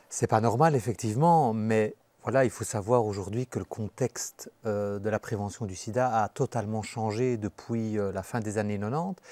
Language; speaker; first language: French; native; French